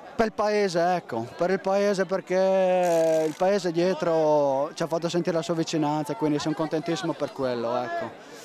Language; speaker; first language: Italian; native; Italian